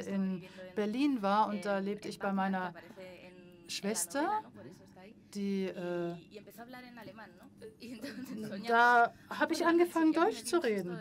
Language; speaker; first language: German; non-native, fluent; Spanish